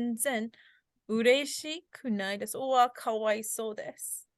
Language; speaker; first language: Japanese; non-native, fluent; English